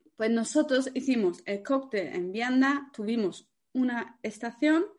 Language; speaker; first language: Spanish; non-native, fluent; German